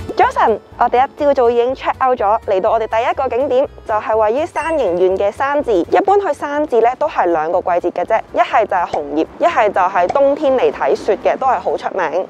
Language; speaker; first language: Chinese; non-native, local second language; Cantonese